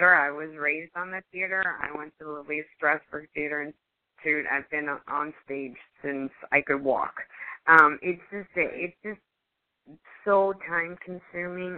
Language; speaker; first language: English; early bilingual, other home language; Spanish